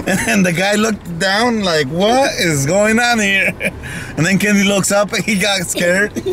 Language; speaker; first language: English; early bilingual, other home language; Spanish